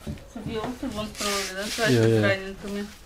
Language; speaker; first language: English; non-native, learner; Russian